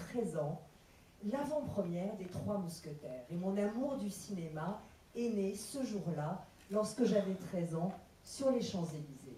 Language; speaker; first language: French; native; French